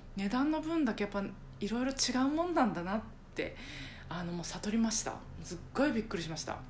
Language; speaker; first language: Japanese; native; Japanese